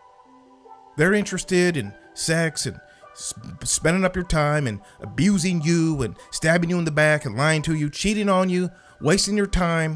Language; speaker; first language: English; native; English